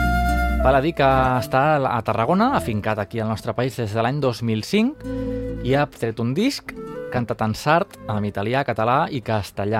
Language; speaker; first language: Catalan; native; Catalan